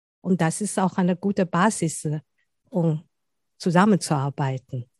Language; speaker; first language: German; non-native, fluent; Chinese